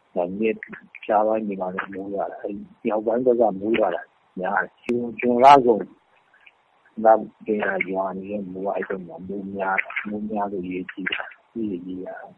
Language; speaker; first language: Burmese; native; Burmese